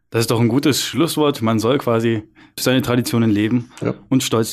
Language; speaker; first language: German; native; German